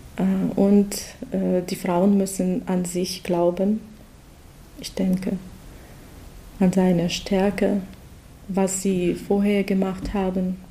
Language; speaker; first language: German; non-native, learner; Russian